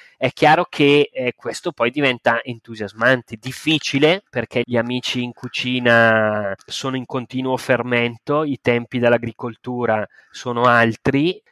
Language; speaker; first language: Italian; native; Italian